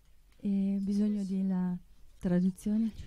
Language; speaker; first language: Italian; non-native, learner; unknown